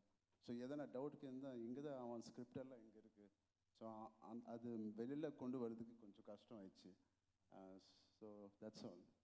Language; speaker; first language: Tamil; non-native, local second language; Telugu